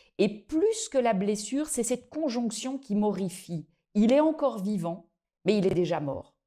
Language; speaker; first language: French; native; French